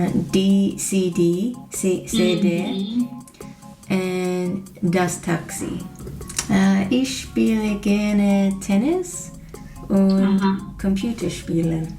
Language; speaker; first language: German; non-native, learner; English